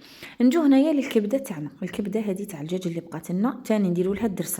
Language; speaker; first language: Arabic; native; Arabic